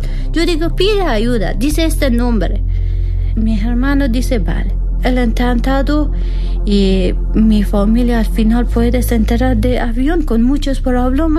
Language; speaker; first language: Spanish; non-native, learner; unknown